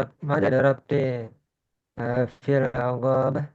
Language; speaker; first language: Arabic; non-native, learner; Indonesian